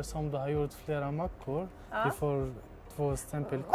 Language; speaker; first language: Swedish; non-native, fluent; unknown